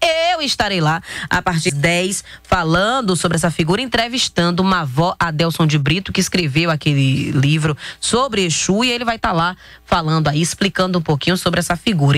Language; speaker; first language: Portuguese; native; Portuguese